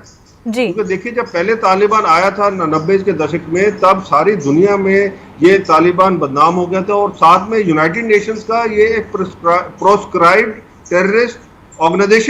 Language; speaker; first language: Hindi; native; Hindi